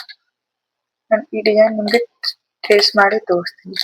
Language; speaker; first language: Kannada; non-native, learner; Hindi